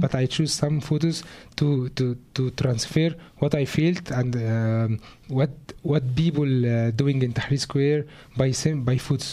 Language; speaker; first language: English; non-native, learner; Arabic